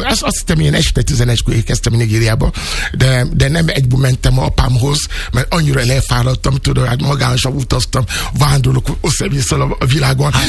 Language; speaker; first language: Hungarian; non-native, learner; Yoruba